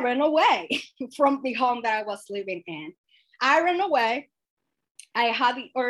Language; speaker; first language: English; non-native, fluent; Spanish